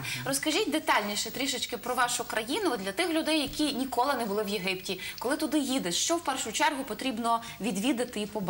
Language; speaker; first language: Ukrainian; native; Ukrainian